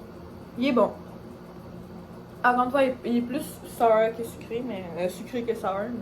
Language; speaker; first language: French; native; French